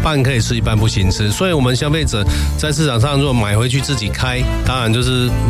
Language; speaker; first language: Chinese; native; Chinese